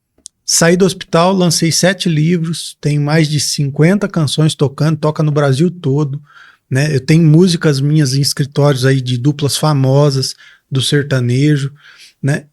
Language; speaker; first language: Portuguese; native; Portuguese